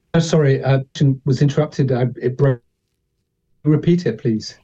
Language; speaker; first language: English; native; English